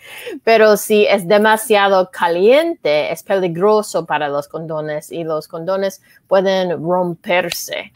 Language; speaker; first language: Spanish; non-native, learner; English